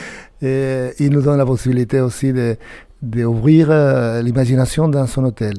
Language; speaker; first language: French; non-native, fluent; Spanish